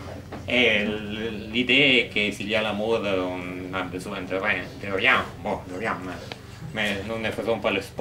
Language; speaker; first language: French; non-native, learner; Italian